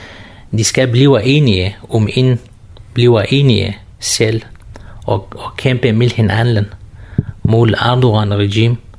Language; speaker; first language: Danish; non-native, learner; Kurdish